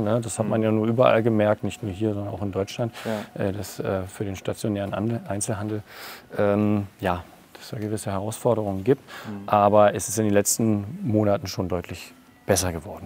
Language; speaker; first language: German; native; German